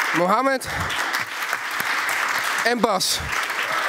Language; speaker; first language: Dutch; native; Dutch